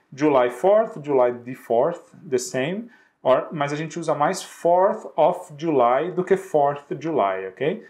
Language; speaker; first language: English; non-native, fluent; Portuguese